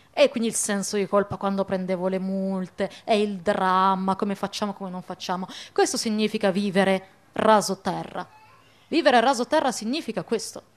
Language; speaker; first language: Italian; early bilingual, other home language; Arabic